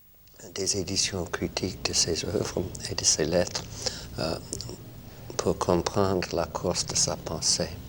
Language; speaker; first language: French; non-native, fluent; English